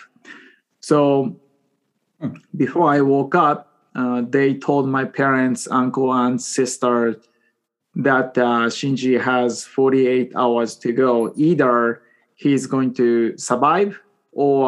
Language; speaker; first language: English; non-native, fluent; Japanese